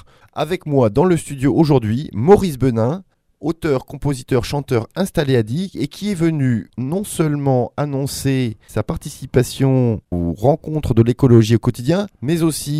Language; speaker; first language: French; native; French